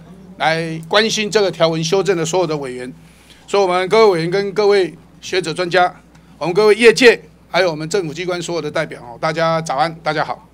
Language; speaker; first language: Chinese; native; Chinese